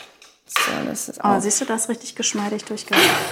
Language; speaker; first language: German; native; German